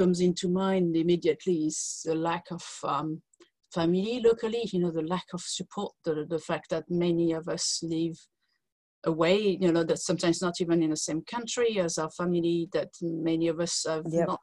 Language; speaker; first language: English; non-native, fluent; French